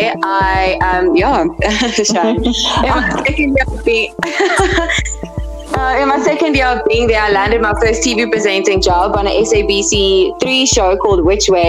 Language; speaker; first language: English; native; English